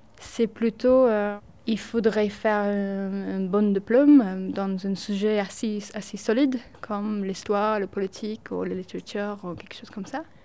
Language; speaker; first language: French; non-native, fluent; English